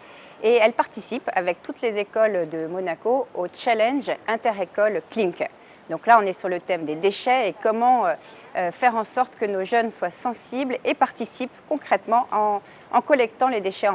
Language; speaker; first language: French; native; French